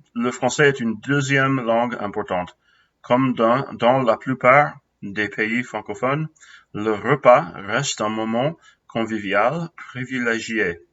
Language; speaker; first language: French; non-native, fluent; English